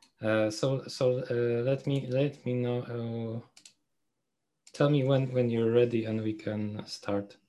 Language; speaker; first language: English; non-native, fluent; Polish